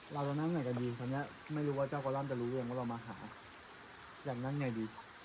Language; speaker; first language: Thai; non-native, local second language; Karen languages